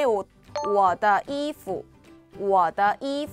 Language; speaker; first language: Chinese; non-native, fluent; Korean